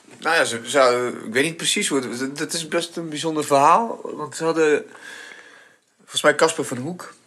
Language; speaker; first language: Dutch; early bilingual, other home language; Bulgarian